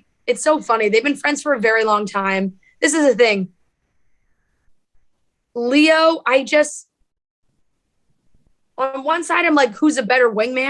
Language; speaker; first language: English; native; English